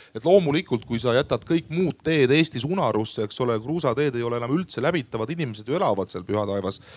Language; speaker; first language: Estonian; native; Estonian